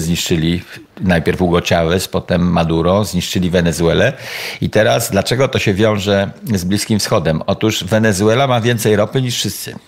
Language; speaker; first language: Polish; native; Polish